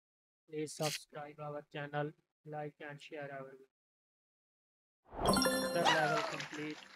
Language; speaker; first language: English; non-native, learner; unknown